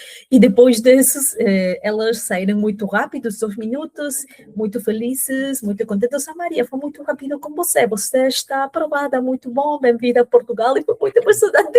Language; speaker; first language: Portuguese; non-native, fluent; Spanish